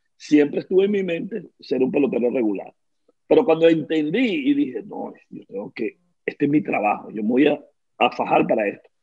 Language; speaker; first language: Spanish; native; Spanish